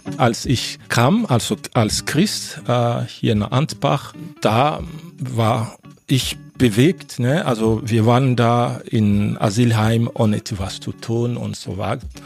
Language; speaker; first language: German; non-native, fluent; Lingala